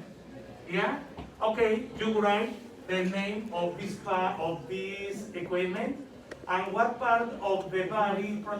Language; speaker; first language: English; non-native, learner; Spanish